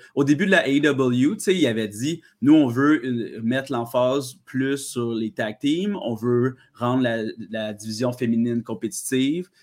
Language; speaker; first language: French; native; French